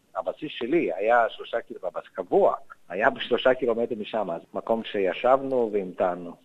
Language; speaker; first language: Hebrew; non-native, fluent; Romanian